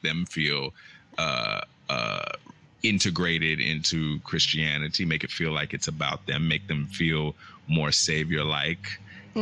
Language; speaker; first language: English; native; English